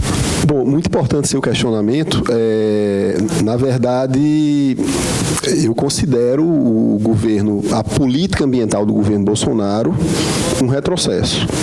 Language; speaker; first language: Portuguese; native; Portuguese